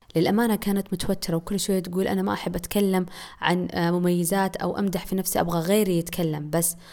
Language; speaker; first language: Arabic; native; Arabic